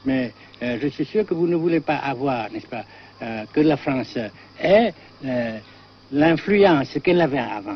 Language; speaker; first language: French; non-native, fluent; Vietnamese